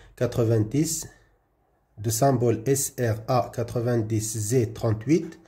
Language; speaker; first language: French; non-native, local second language; Arabic